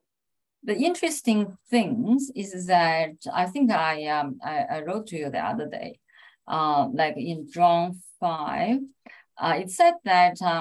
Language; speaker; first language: English; non-native, fluent; Chinese